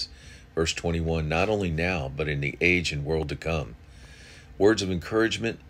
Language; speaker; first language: English; native; English